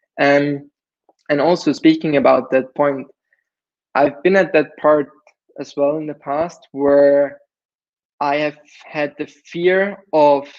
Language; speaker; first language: English; non-native, fluent; German